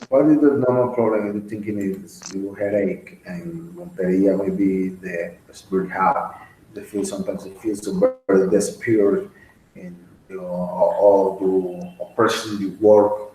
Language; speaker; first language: English; non-native, learner; Spanish